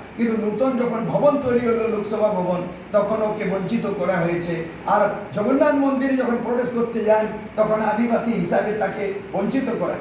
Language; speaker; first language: Bangla; non-native, local second language; Santali